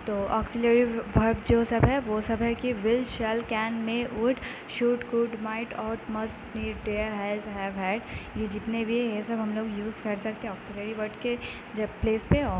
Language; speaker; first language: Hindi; native; Hindi